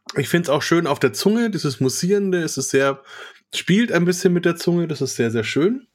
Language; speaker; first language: German; native; German